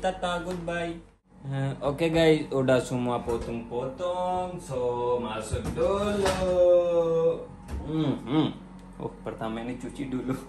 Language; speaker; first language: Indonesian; non-native, learner; Urdu